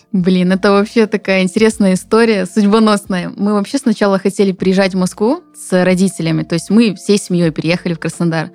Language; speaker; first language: Russian; native; Russian